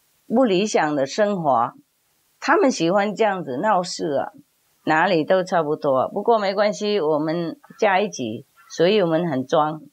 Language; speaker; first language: Chinese; non-native, fluent; Vietnamese